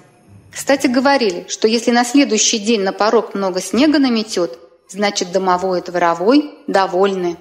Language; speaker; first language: Russian; native; Russian